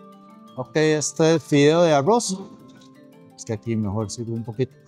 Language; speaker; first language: Spanish; early bilingual, other home language; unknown